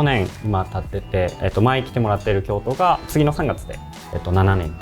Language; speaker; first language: Japanese; native; Japanese